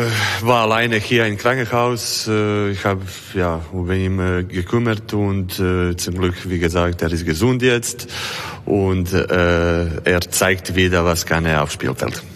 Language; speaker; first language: German; non-native, learner; Croatian